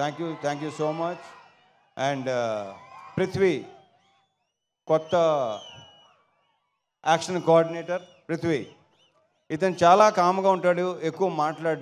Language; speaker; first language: Telugu; native; Telugu